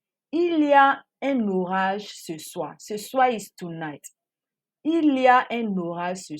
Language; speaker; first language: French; non-native, fluent; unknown